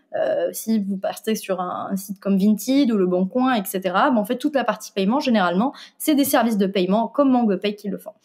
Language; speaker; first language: French; non-native, local second language; Arabic